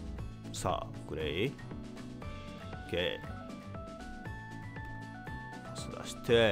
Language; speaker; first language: Japanese; native; Japanese